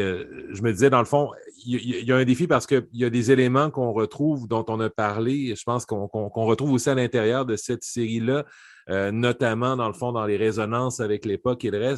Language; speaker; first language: French; native; French